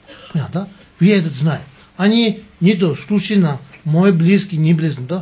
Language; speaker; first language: Russian; non-native, learner; Tibetan